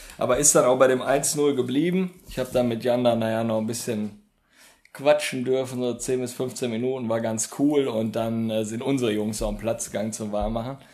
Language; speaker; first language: German; native; German